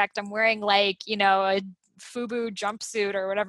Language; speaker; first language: English; early bilingual, other home language; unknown